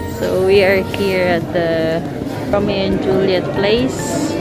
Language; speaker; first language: English; non-native, local second language; Filipino